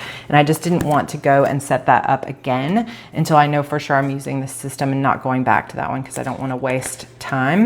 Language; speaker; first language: English; native; English